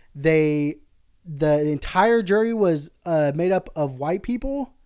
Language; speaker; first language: English; early bilingual, other home language; Spanish